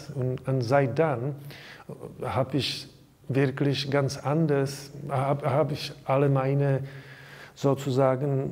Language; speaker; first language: German; non-native, learner; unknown